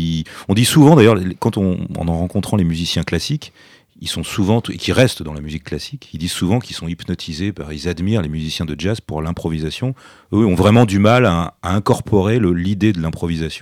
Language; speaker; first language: French; native; French